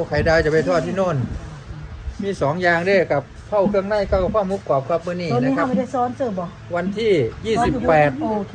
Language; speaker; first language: Thai; non-native, local second language; Northeastern Thai